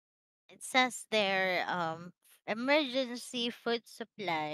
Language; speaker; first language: English; non-native, learner; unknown